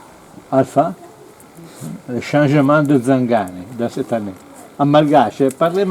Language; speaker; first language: French; non-native, learner; Italian